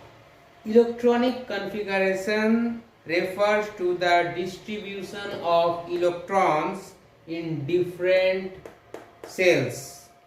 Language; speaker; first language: English; non-native, local second language; Hindi